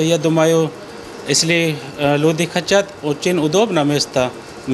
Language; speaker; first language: Russian; non-native, learner; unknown